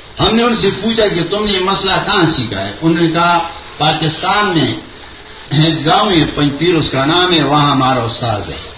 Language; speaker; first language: Urdu; non-native, local second language; Pashto